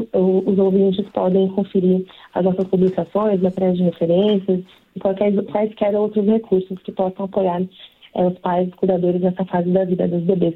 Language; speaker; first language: Portuguese; native; Portuguese